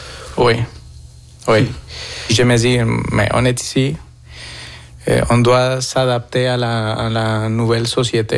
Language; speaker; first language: French; non-native, fluent; Spanish